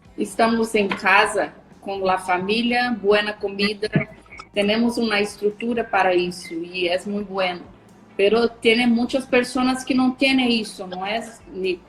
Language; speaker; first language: Spanish; non-native, learner; Portuguese